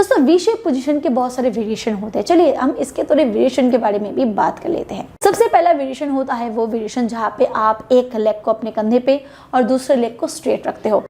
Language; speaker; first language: Hindi; native; Hindi